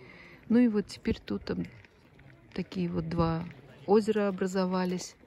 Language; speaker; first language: Russian; native; Russian